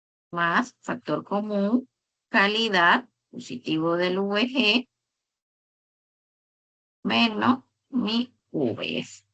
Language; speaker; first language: Spanish; native; Spanish